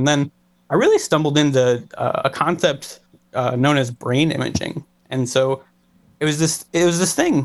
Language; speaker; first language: English; native; English